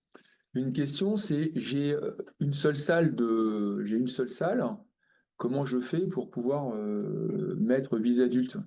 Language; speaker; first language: French; native; French